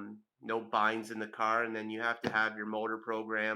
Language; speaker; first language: English; native; English